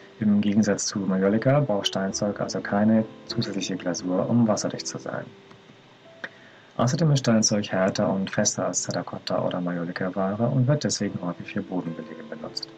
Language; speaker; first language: German; native; German